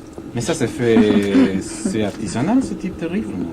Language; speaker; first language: French; non-native, fluent; Spanish